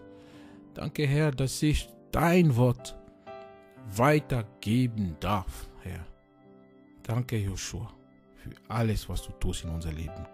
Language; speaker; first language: German; non-native, fluent; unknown